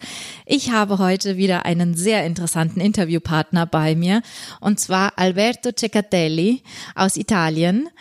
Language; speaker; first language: German; native; German